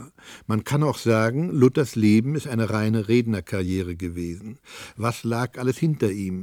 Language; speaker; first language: German; native; German